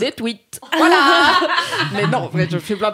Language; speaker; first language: French; native; French